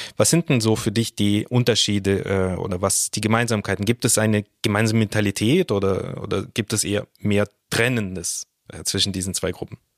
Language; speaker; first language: German; early bilingual, other home language; Russian